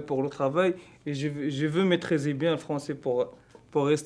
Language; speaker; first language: French; non-native, learner; Arabic